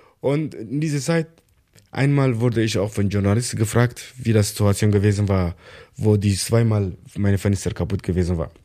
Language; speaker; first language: German; non-native, learner; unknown